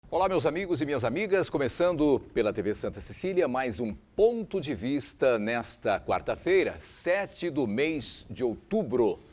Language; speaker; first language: Portuguese; native; Portuguese